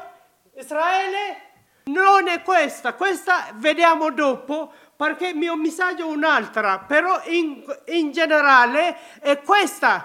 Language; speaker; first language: Italian; non-native, learner; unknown